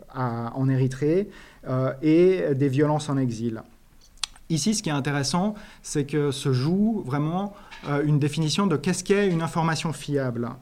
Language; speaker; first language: French; native; French